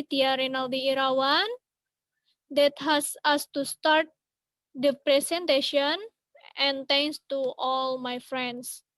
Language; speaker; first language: English; non-native, learner; Indonesian